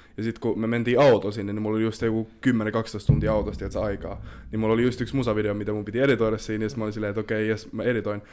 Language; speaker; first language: Finnish; native; Finnish